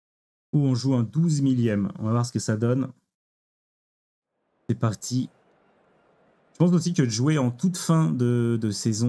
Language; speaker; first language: French; native; French